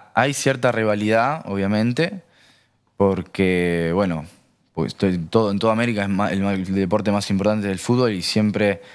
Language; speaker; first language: Polish; non-native, learner; Spanish